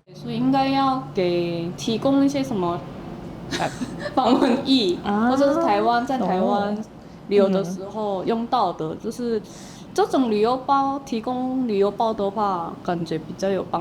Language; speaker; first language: Chinese; non-native, fluent; Korean